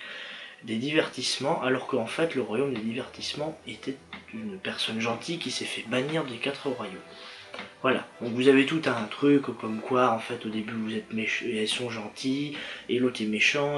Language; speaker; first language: French; native; French